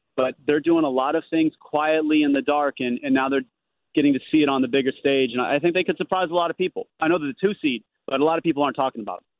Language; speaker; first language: English; native; English